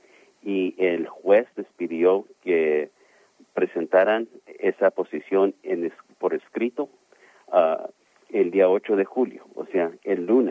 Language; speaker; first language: Spanish; early bilingual, heritage; Spanish